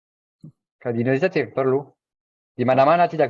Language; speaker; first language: Indonesian; non-native, fluent; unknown